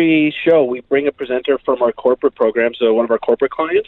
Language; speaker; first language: English; native; English